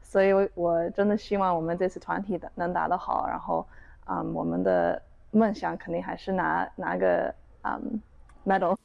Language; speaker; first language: Chinese; early bilingual, heritage; Chinese